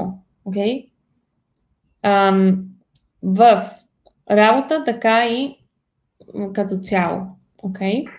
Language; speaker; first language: Bulgarian; non-native, fluent; Spanish